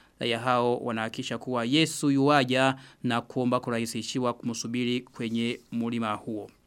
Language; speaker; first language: Swahili; non-native, local second language; Rundi